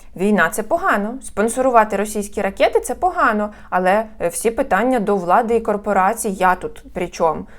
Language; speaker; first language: Ukrainian; non-native, local second language; Russian